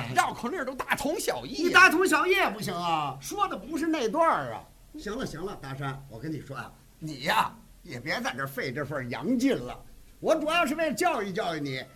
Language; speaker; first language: Chinese; non-native, fluent; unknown